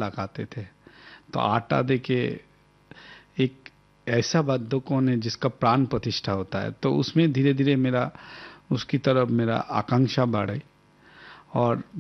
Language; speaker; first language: Hindi; non-native, local second language; Bangla